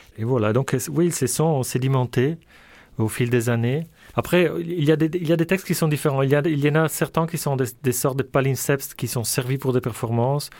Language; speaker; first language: French; non-native, fluent; Italian